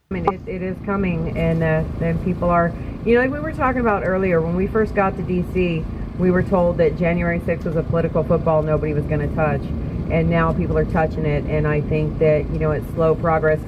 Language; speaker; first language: English; native; English